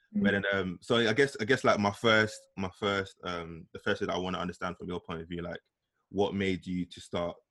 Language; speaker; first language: English; native; English